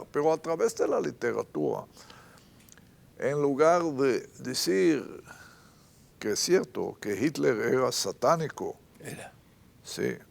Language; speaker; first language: Spanish; non-native, fluent; Hebrew